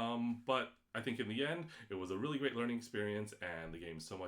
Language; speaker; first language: English; native; English